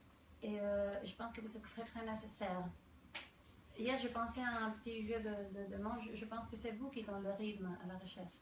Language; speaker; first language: French; non-native, fluent; Spanish